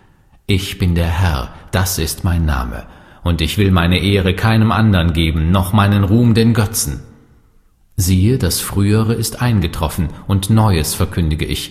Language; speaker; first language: German; native; German